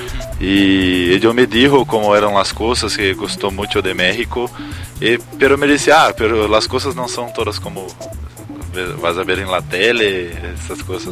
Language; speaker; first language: Spanish; non-native, learner; Portuguese